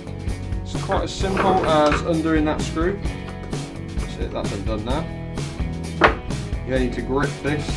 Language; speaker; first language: English; native; English